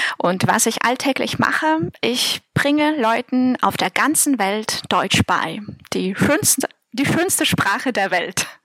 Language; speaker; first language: German; non-native, fluent; Russian